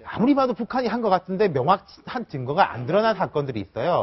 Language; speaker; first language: Korean; native; Korean